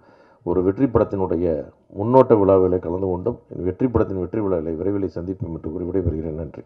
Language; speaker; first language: Tamil; native; Tamil